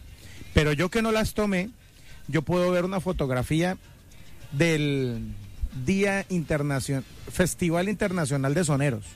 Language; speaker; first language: Spanish; native; Spanish